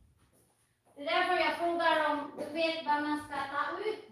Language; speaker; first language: Swedish; non-native, fluent; Filipino